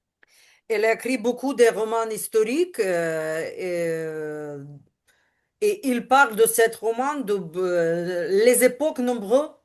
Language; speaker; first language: French; non-native, learner; Ukrainian